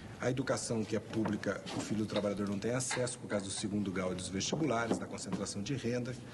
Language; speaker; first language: Portuguese; native; Portuguese